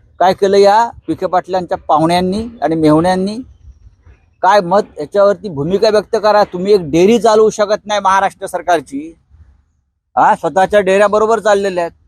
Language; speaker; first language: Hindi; non-native, local second language; Marathi